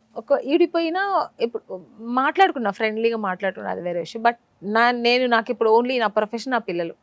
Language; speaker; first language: Telugu; native; Telugu